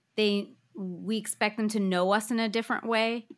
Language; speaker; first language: English; early bilingual, other home language; Hindi